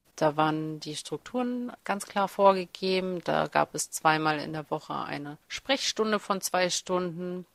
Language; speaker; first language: German; early bilingual, other home language; Russian